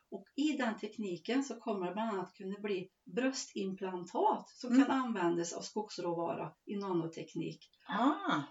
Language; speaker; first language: Swedish; native; Swedish